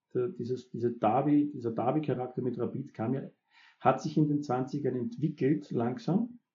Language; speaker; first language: German; native; German